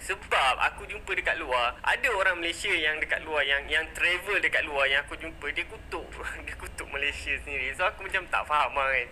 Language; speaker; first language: Malay; native; Malay